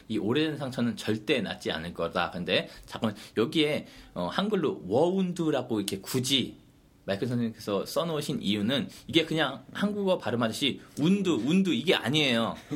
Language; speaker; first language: Korean; non-native, fluent; English